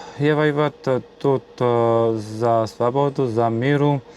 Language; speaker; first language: Ukrainian; non-native, learner; Georgian